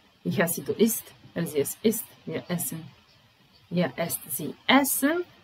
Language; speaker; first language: German; non-native, fluent; Serbian